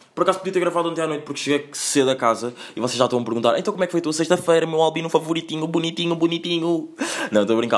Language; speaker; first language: Portuguese; native; Portuguese